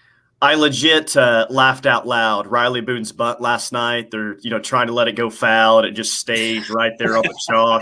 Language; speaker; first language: English; native; English